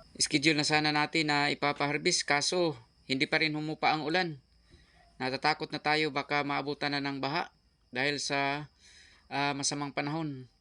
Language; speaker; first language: Filipino; non-native, local second language; Cebuano